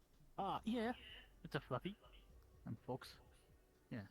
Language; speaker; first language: English; non-native, learner; Russian